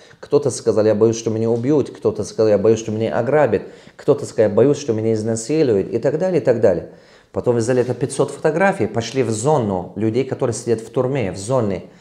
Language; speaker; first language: Russian; non-native, local second language; Tajik